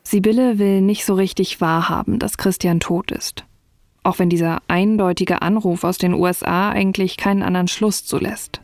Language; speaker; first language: German; native; German